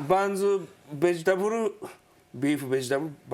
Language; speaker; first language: English; non-native, learner; Japanese